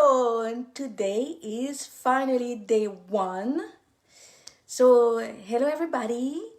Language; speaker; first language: English; non-native, fluent; French